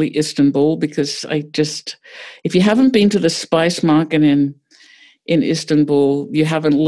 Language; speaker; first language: English; native; English